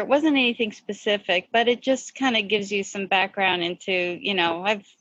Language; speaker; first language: English; native; English